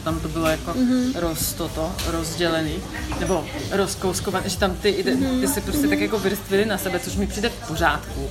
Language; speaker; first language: Czech; early bilingual, heritage; Czech